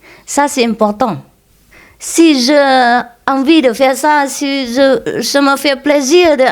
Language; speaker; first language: French; non-native, fluent; Vietnamese